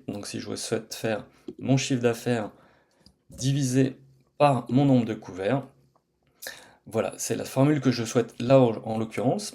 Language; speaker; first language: French; native; French